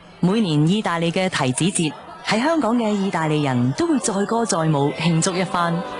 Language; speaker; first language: Cantonese; native; Cantonese